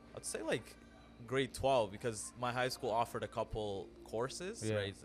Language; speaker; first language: English; early bilingual, other home language; Amharic